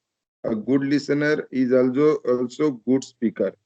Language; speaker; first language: English; non-native, local second language; Marathi